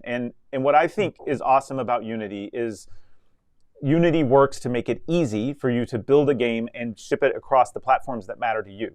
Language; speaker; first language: English; native; English